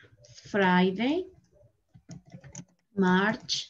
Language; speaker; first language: English; non-native, learner; Spanish